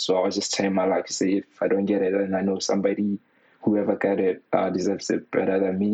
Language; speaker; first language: English; non-native, local second language; Tswana